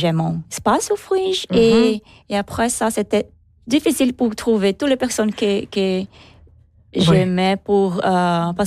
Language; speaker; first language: French; non-native, learner; Portuguese